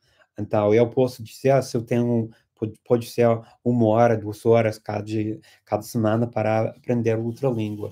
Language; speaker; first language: Portuguese; non-native, fluent; English